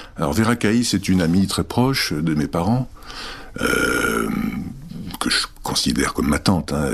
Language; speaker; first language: French; early bilingual, other home language; Czech